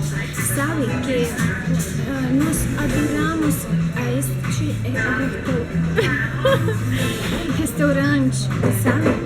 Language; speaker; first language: Portuguese; non-native, learner; Russian